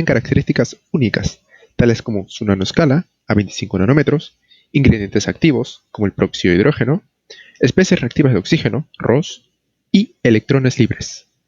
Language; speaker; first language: Spanish; native; Spanish